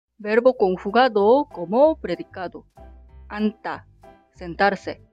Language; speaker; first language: Spanish; non-native, fluent; Korean